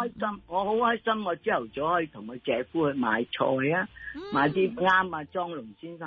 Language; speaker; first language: Cantonese; native; Cantonese